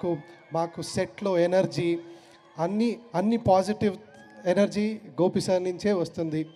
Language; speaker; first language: Telugu; non-native, learner; Kannada